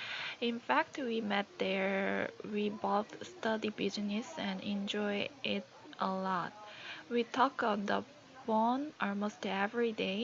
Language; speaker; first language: English; non-native, learner; Korean